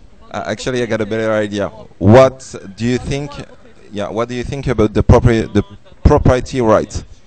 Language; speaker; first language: English; non-native, fluent; French